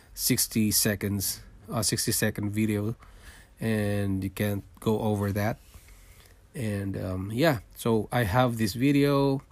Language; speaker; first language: English; non-native, local second language; Filipino